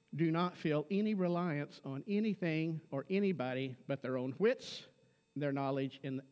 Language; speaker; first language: English; native; English